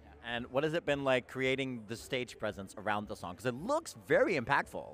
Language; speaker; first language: English; non-native, fluent; Dutch